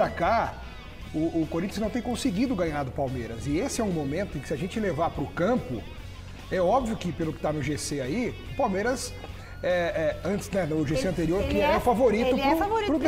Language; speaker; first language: Portuguese; native; Portuguese